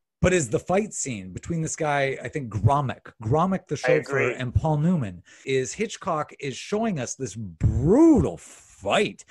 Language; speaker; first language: English; native; English